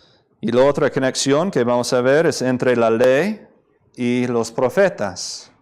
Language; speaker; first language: Spanish; non-native, fluent; English